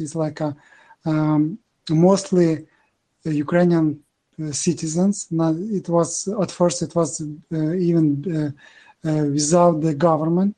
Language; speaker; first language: English; non-native, learner; Ukrainian